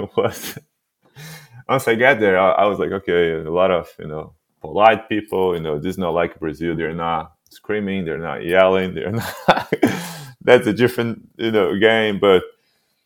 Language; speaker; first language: English; non-native, fluent; Portuguese